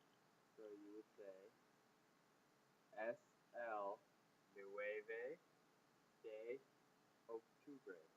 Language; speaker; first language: Spanish; non-native, learner; English